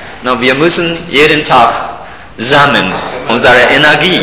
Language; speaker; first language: German; non-native, learner; Burmese